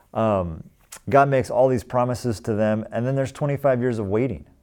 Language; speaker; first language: English; native; English